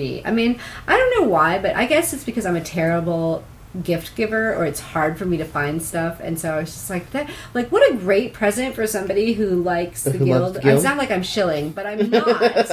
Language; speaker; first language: English; native; English